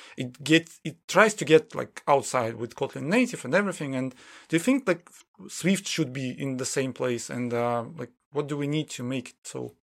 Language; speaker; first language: English; non-native, fluent; Russian